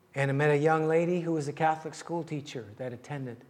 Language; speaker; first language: English; native; English